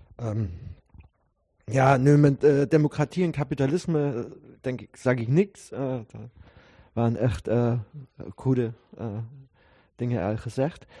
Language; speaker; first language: German; non-native, learner; Dutch